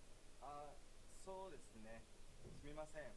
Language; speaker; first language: Japanese; non-native, learner; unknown